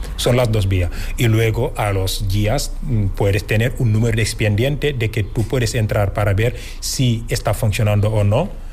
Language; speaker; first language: Spanish; non-native, fluent; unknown